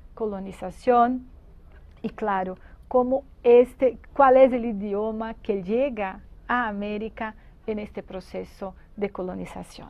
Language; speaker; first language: Spanish; non-native, fluent; Portuguese